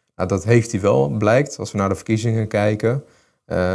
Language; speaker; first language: Dutch; early bilingual, other home language; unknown